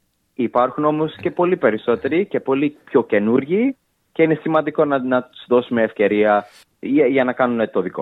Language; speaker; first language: Greek; early bilingual, heritage; English